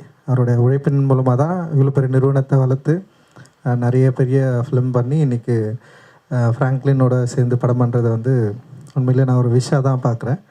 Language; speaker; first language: Tamil; native; Tamil